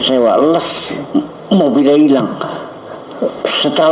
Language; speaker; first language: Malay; non-native, local second language; Javanese